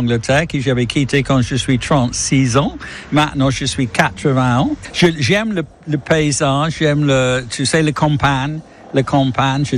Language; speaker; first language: French; non-native, fluent; English